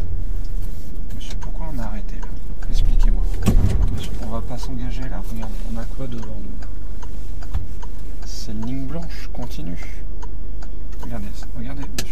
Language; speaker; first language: French; native; French